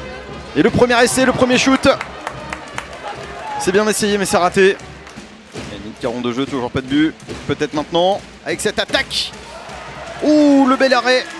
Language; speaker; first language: French; native; French